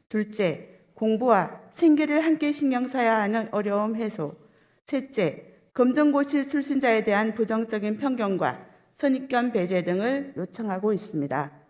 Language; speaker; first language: Korean; native; Korean